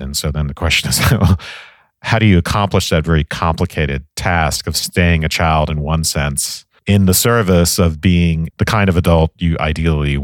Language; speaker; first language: English; native; English